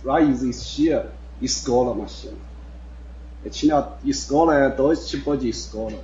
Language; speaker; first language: Portuguese; non-native, fluent; Chinese